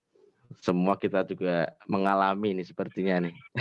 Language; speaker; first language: Indonesian; native; Indonesian